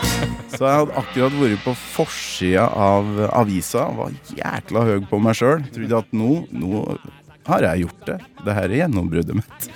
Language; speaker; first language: Norwegian; native; Norwegian